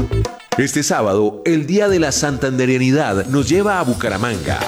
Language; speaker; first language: Spanish; native; Spanish